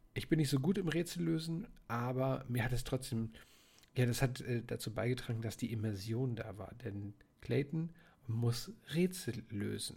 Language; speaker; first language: German; native; German